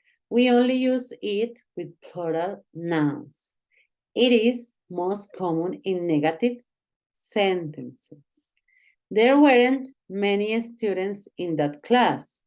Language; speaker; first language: English; non-native, learner; Spanish